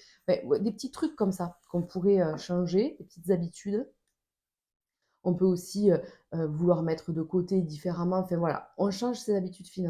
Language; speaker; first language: French; native; French